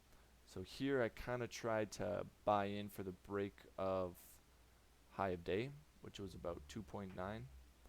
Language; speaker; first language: English; native; English